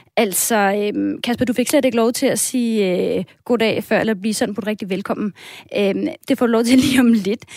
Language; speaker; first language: Danish; native; Danish